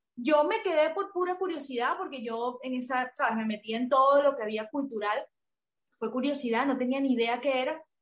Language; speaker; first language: Spanish; native; Spanish